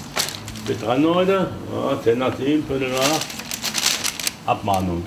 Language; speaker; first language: German; native; German